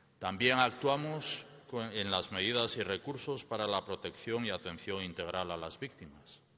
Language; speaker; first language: Spanish; native; Spanish